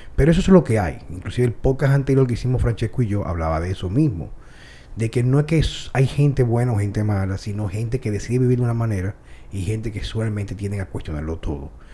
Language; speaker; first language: Spanish; native; Spanish